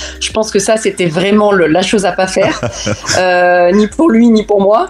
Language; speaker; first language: French; native; French